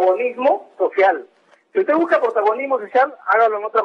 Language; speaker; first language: Spanish; native; Spanish